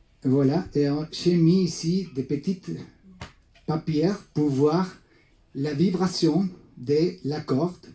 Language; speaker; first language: French; non-native, fluent; Spanish